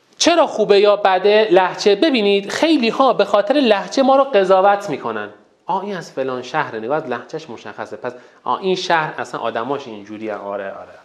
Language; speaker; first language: Persian; non-native, local second language; Azerbaijani